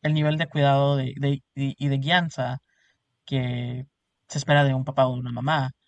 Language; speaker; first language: Spanish; early bilingual, heritage; Spanish